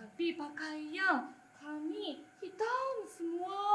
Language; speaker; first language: Indonesian; native; Indonesian